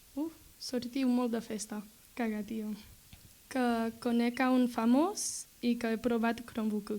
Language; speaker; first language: Catalan; non-native, learner; English